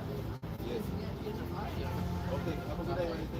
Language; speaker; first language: English; non-native, learner; Spanish